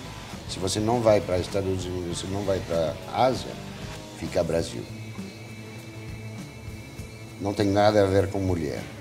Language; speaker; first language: Portuguese; non-native, fluent; French